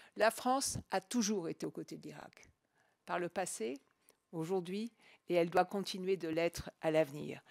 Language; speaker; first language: French; native; French